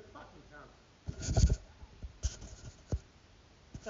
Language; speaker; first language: English; native; English